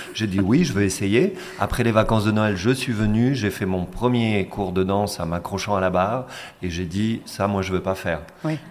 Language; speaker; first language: French; non-native, fluent; Spanish